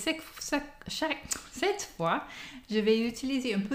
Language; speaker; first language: French; non-native, fluent; English